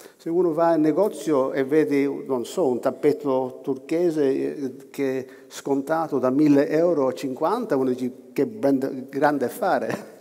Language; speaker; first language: Italian; non-native, fluent; English